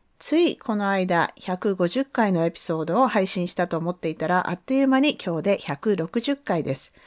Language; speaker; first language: Japanese; native; Japanese